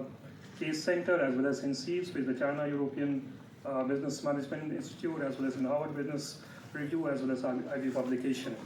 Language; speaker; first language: English; non-native, local second language; Bangla